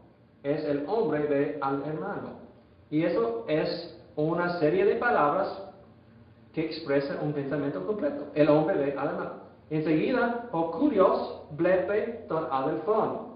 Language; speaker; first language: Spanish; non-native, fluent; English